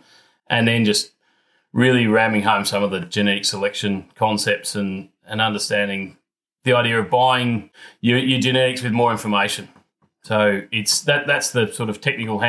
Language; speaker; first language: English; native; English